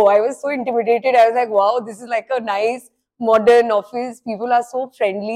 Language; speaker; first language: English; non-native, local second language; Hindi